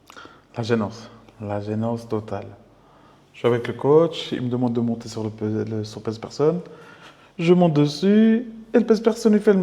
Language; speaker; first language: French; native; French